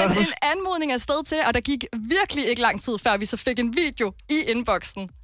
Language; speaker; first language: Danish; native; Danish